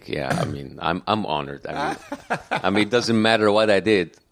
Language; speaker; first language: English; non-native, fluent; Arabic